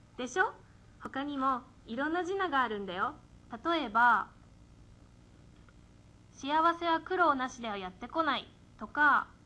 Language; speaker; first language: Japanese; native; Japanese